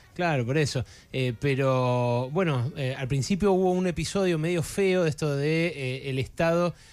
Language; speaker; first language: Spanish; native; Spanish